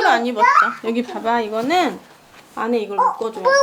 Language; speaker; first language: Korean; native; Korean